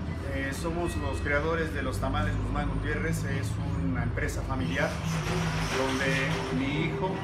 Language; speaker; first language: Spanish; native; Spanish